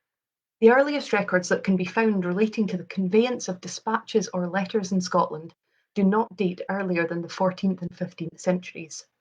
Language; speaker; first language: English; native; English